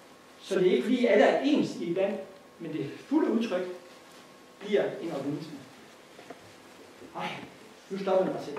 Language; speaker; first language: Danish; native; Danish